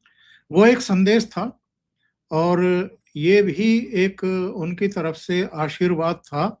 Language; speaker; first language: Hindi; native; Hindi